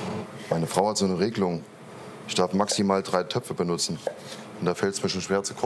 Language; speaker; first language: German; native; German